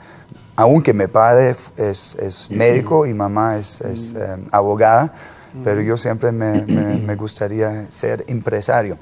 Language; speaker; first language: Spanish; non-native, fluent; German